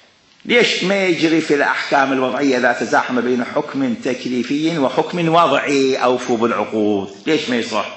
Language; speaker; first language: Arabic; native; Arabic